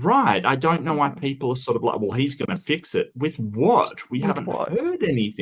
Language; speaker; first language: English; native; English